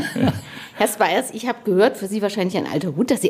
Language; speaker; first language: German; native; German